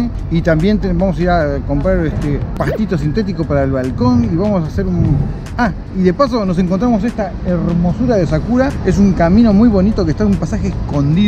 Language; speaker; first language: Spanish; native; Spanish